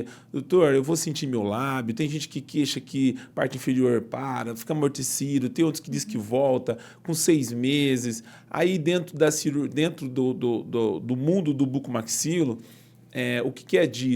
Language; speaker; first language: Portuguese; native; Portuguese